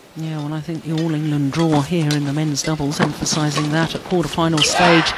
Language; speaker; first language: English; native; English